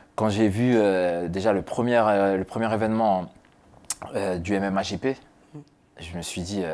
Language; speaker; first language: French; native; French